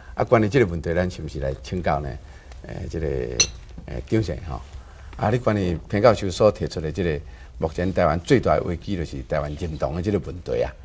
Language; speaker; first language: Chinese; non-native, local second language; Min Nan Chinese